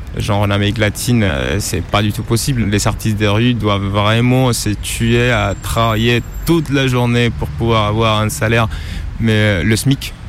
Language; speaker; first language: French; non-native, fluent; Spanish